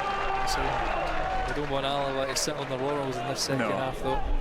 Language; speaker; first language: English; native; English